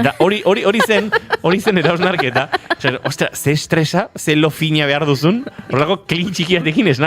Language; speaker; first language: Basque; native; Basque